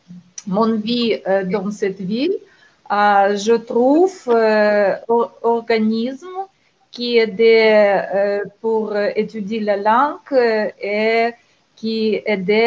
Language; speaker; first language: French; non-native, learner; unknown